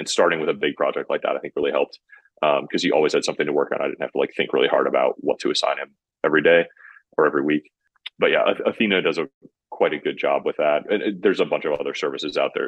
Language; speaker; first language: English; native; English